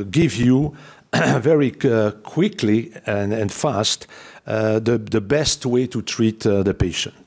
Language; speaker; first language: English; non-native, fluent; French